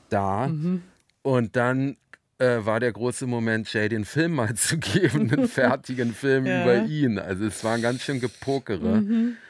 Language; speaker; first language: German; native; German